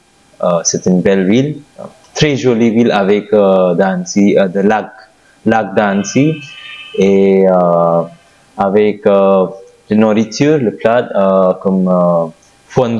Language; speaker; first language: French; non-native, learner; Hindi